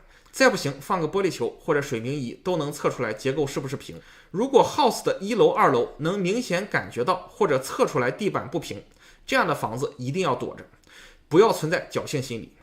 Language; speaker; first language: Chinese; native; Chinese